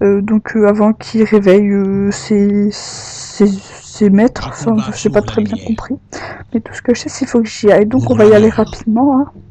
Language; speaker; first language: French; native; French